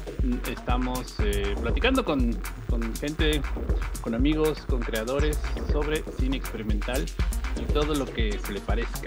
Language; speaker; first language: Spanish; native; Spanish